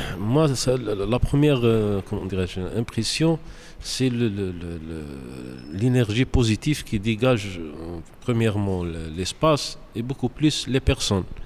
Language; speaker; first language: French; non-native, local second language; Arabic